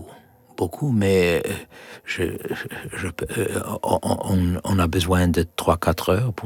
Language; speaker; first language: French; non-native, learner; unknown